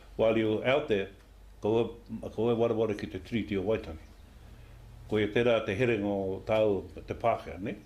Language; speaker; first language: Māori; native; Māori